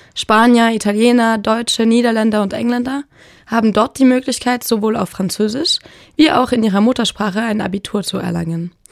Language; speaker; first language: German; early bilingual, heritage; German